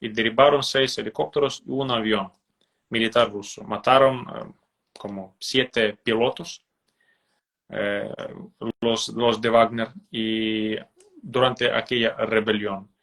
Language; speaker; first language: Spanish; non-native, fluent; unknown